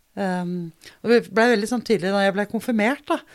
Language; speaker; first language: Norwegian; early bilingual, other home language; Danish